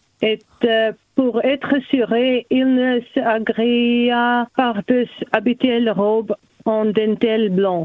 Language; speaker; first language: French; non-native, learner; German